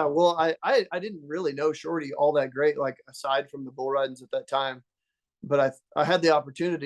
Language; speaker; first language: English; native; English